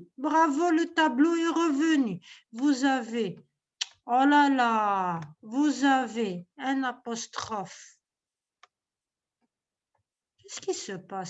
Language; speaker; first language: French; non-native, local second language; Arabic